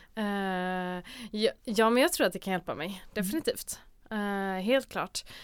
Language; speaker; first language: Swedish; native; Swedish